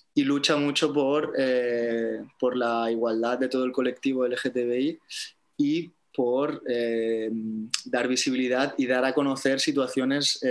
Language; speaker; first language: Spanish; native; Spanish